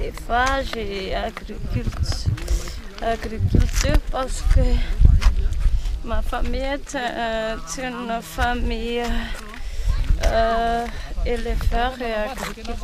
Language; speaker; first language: French; non-native, local second language; Malagasy